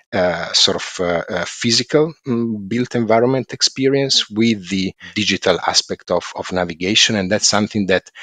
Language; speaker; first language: English; non-native, fluent; Italian